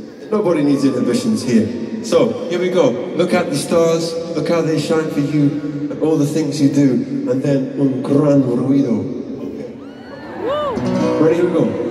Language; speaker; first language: English; native; English